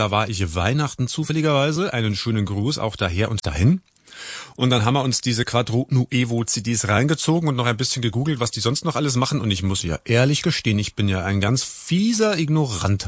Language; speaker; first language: German; native; German